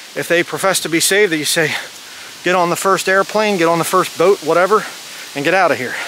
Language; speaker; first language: English; native; English